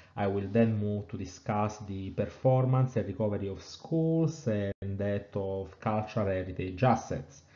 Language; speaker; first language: English; non-native, fluent; Italian